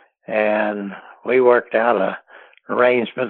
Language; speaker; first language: English; native; English